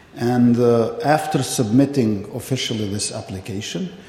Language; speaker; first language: English; non-native, fluent; Albanian